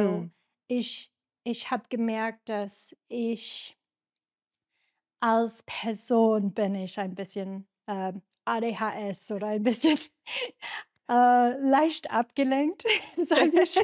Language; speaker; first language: German; non-native, learner; English